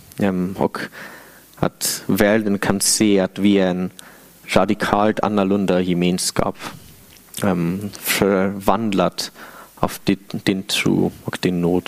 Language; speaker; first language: Swedish; non-native, fluent; English